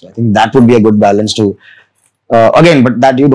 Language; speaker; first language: English; non-native, local second language; Gujarati